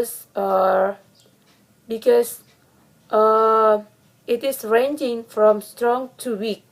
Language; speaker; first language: English; non-native, learner; Indonesian